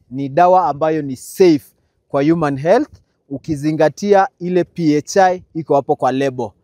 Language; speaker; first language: Swahili; non-native, local second language; Kamba